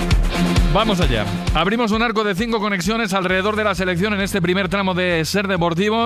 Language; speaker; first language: Spanish; native; Spanish